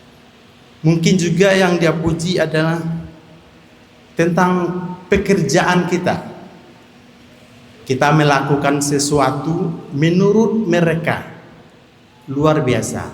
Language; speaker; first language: Indonesian; native; Indonesian